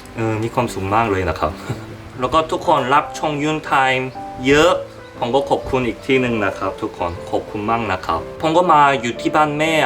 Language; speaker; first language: Thai; non-native, fluent; Korean